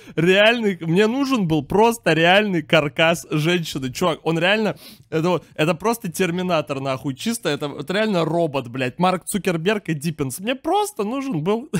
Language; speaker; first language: Russian; native; Russian